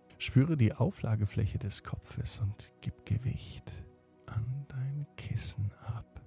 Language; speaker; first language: German; native; German